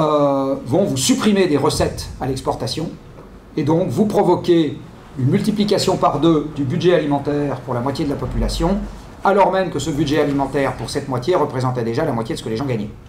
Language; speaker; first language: French; native; French